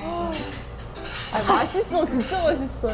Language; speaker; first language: Korean; non-native, fluent; Estonian